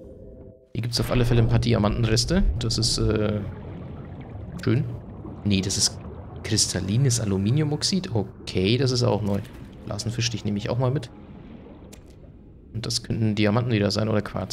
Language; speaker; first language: German; native; German